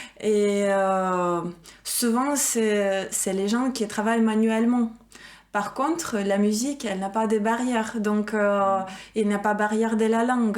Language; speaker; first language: French; non-native, fluent; Ukrainian